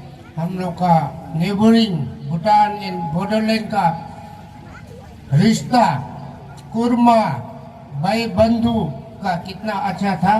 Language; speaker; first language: Hindi; non-native, local second language; Bodo